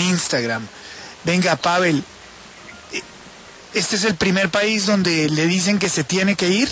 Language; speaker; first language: Spanish; native; Spanish